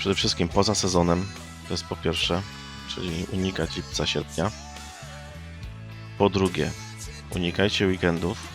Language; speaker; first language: Polish; native; Polish